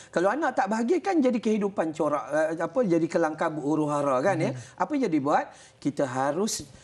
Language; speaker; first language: Malay; native; Malay